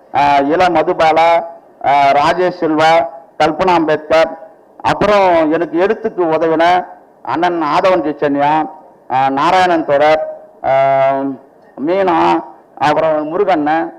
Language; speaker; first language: Tamil; native; Tamil